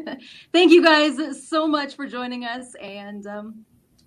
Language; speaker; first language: English; native; English